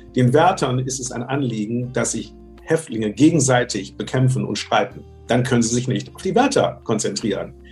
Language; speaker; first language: German; native; German